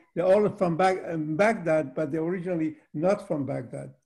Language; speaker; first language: English; early bilingual, other home language; Arabic